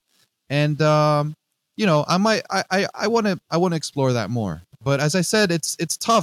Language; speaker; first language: English; non-native, fluent; Greek